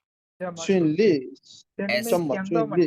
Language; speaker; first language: Chinese; non-native, learner; Bangla